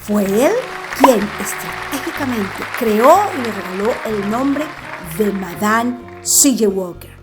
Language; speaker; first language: Spanish; native; Spanish